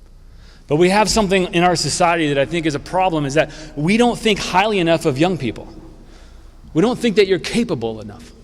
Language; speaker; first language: English; native; English